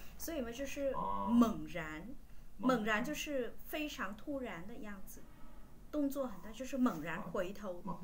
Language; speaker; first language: Chinese; non-native, fluent; Vietnamese